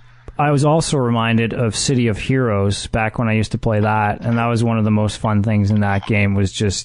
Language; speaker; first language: English; native; English